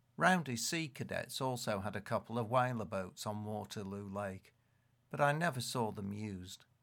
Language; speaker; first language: English; native; English